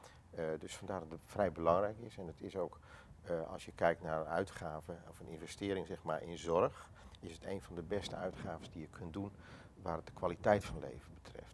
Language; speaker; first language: Dutch; native; Dutch